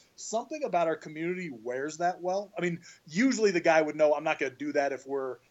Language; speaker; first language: English; native; English